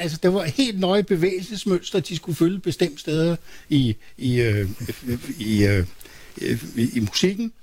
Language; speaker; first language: Danish; native; Danish